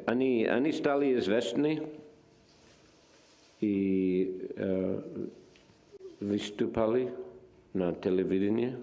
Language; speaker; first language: Russian; non-native, fluent; English